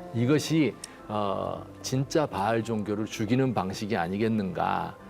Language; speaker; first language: Korean; native; Korean